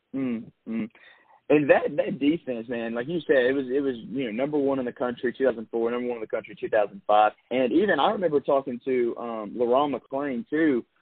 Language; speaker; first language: English; native; English